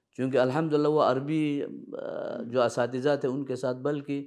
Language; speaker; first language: Urdu; early bilingual, other home language; Balti